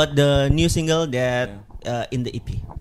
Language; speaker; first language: English; non-native, learner; Indonesian